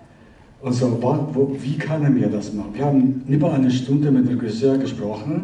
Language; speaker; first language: German; early bilingual, heritage; Italian